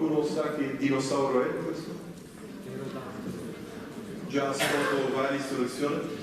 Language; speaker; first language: Italian; non-native, fluent; Dutch